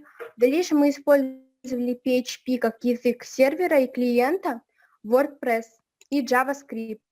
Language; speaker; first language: Russian; native; Russian